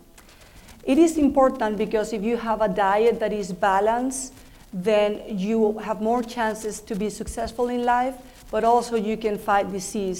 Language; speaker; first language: English; non-native, fluent; Spanish